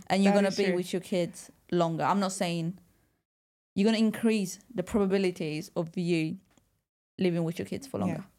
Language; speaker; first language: English; non-native, fluent; Italian